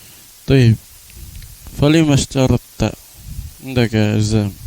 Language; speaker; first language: Arabic; non-native, fluent; Indonesian